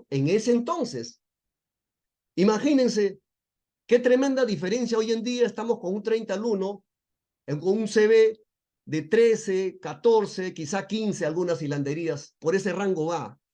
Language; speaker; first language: Spanish; native; Spanish